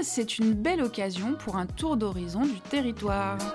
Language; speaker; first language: French; native; French